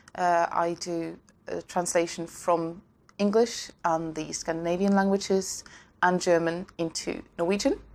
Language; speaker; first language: English; non-native, fluent; Norwegian